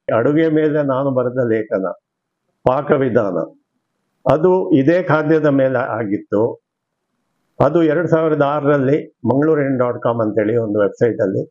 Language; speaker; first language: Kannada; non-native, local second language; Konkani